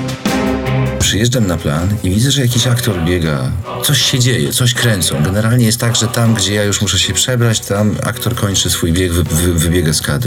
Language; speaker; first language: Polish; native; Polish